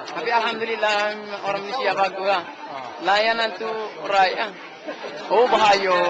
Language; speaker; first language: Malay; non-native, fluent; Arabic